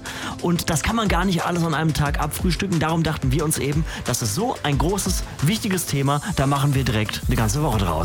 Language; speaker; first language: German; native; German